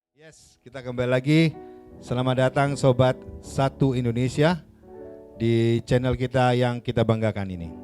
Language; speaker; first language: Indonesian; native; Indonesian